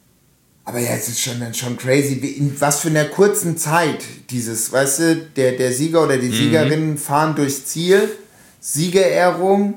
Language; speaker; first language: German; native; German